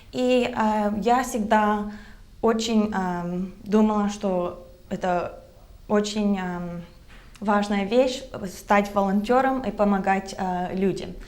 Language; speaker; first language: Russian; non-native, learner; English